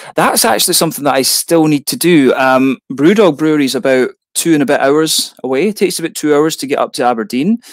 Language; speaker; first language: English; native; English